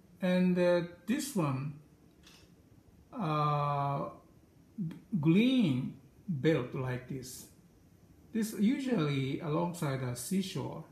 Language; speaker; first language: English; non-native, learner; Japanese